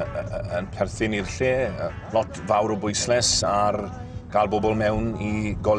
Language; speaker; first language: Welsh; native; Welsh